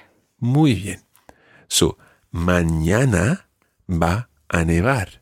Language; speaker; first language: Spanish; non-native, fluent; English